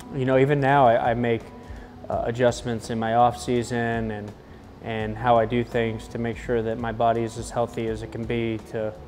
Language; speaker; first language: English; native; English